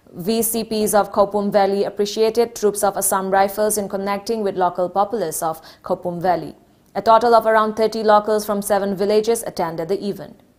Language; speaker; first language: English; non-native, local second language; Manipuri